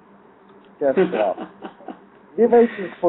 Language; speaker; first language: English; non-native, learner; Lithuanian